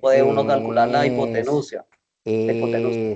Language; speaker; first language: Spanish; native; Spanish